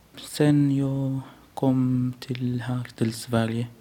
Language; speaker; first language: Swedish; non-native, learner; Arabic